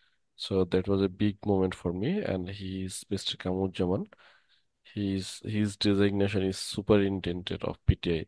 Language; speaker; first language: English; non-native, fluent; Bangla